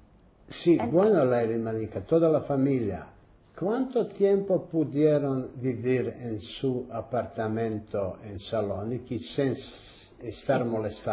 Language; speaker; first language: Spanish; early bilingual, heritage; Ladino